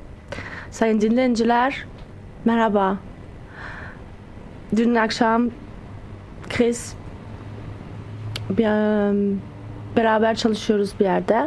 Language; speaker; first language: Turkish; early bilingual, heritage; Turkish